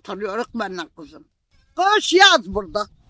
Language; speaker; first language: Turkish; non-native, local second language; Arabic